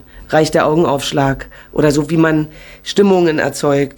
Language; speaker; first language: German; native; German